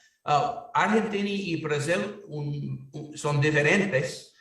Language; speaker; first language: Spanish; non-native, fluent; English